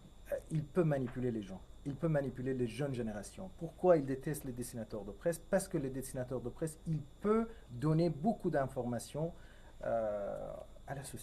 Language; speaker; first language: French; non-native, fluent; Persian